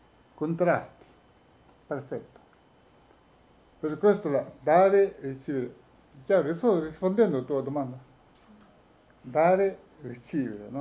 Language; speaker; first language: Italian; non-native, learner; Tibetan